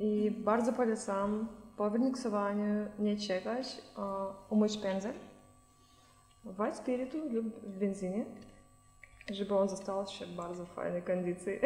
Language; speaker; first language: Polish; non-native, learner; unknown